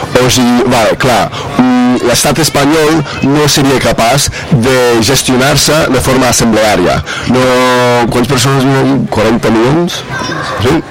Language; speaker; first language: Catalan; non-native, fluent; English